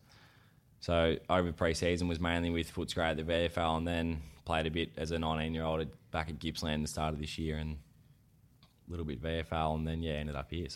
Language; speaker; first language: English; native; English